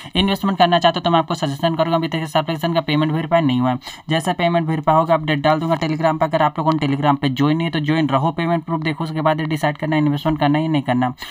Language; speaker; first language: Hindi; native; Hindi